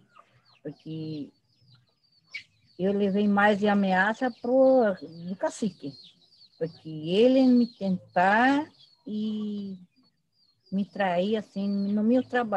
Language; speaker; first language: Portuguese; non-native, local second language; Guarani